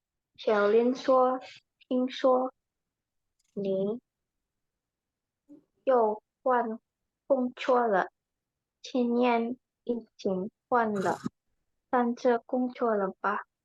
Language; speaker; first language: Chinese; non-native, learner; Indonesian